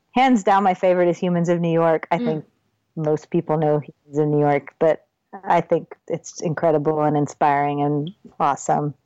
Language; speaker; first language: English; native; English